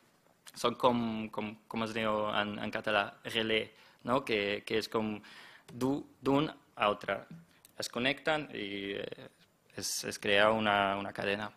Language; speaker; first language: Catalan; non-native, fluent; German